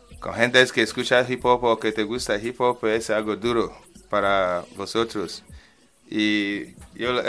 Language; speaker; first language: Spanish; non-native, learner; English